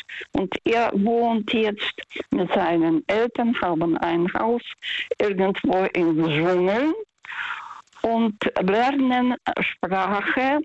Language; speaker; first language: German; non-native, fluent; Russian